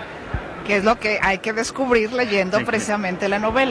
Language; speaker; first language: Spanish; native; Spanish